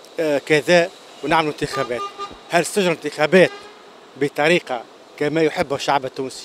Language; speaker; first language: Arabic; native; Arabic